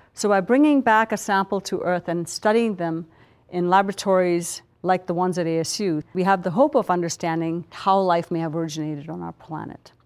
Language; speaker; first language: English; non-native, local second language; Punjabi